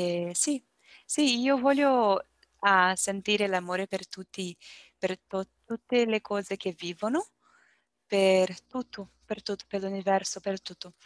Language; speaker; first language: Italian; non-native, learner; Portuguese